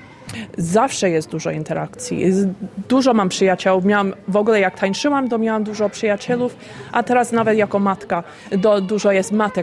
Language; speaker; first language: Polish; early bilingual, heritage; Polish